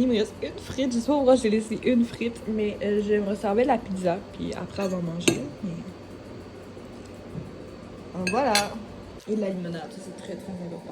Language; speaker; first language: French; native; French